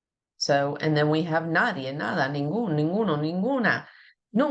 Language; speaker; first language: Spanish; non-native, fluent; English